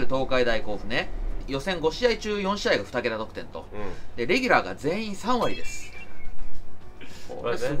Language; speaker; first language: Japanese; native; Japanese